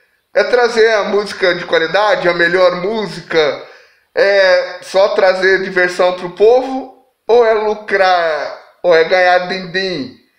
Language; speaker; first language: Portuguese; native; Portuguese